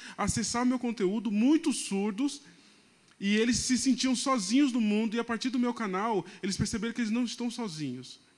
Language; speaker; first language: Portuguese; non-native, local second language; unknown